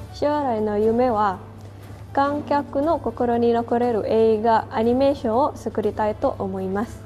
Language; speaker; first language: Japanese; non-native, fluent; Indonesian